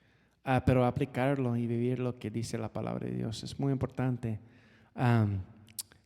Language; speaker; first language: Spanish; non-native, fluent; English